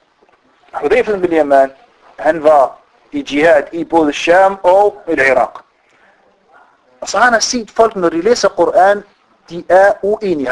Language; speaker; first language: Danish; non-native, fluent; Arabic